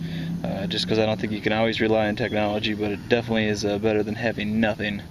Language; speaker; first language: English; native; English